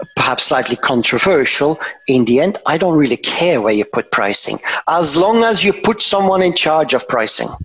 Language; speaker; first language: English; non-native, fluent; Dutch